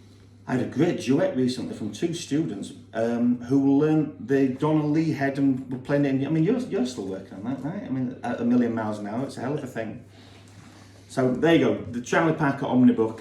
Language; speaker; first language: English; native; English